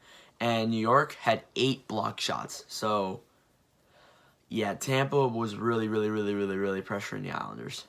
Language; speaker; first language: English; native; English